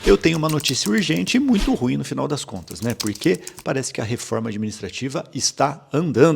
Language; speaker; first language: Portuguese; native; Portuguese